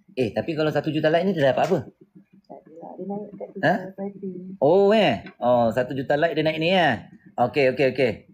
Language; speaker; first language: Malay; native; Malay